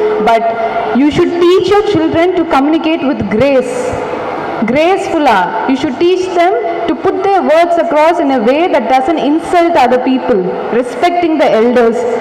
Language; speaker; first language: English; non-native, local second language; Tamil